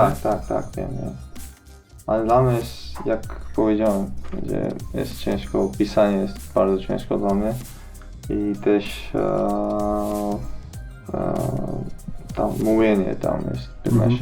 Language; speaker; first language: Polish; non-native, learner; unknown